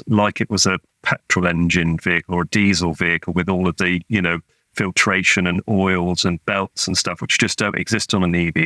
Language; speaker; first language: English; native; English